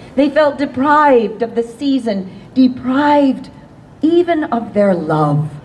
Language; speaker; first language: English; native; English